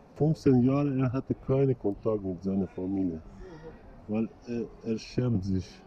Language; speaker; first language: German; non-native, learner; Persian